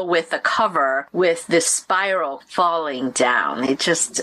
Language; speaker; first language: English; early bilingual, other home language; Korean